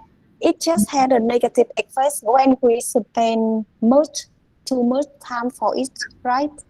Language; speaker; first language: English; non-native, fluent; Vietnamese